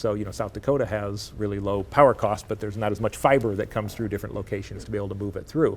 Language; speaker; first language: English; native; English